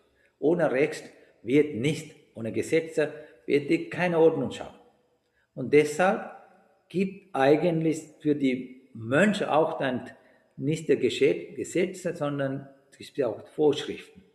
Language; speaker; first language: German; non-native, fluent; Sinhala